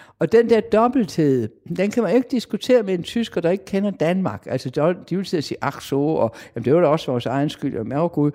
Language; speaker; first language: Danish; native; Danish